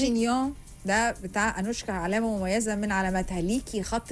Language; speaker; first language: Arabic; native; Arabic